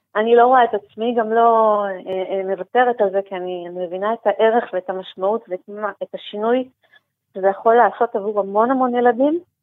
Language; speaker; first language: Hebrew; native; Hebrew